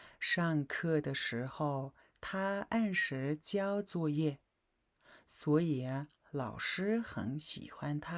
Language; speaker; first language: Chinese; non-native, fluent; Mongolian